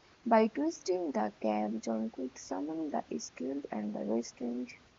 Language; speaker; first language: English; non-native, local second language; Bangla